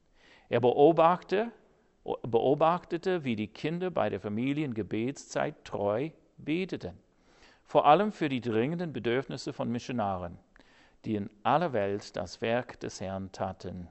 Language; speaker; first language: German; non-native, fluent; English